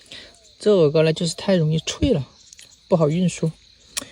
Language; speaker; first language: Chinese; native; Chinese